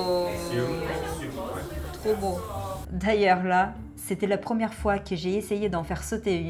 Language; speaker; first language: French; non-native, fluent; Portuguese